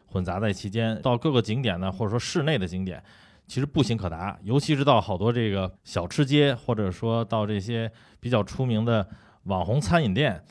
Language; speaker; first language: Chinese; native; Chinese